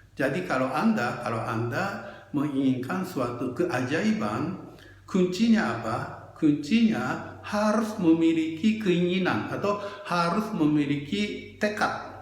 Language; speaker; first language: Indonesian; non-native, fluent; Japanese